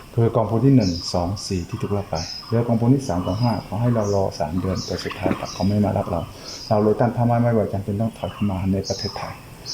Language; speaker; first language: Thai; non-native, local second language; Chinese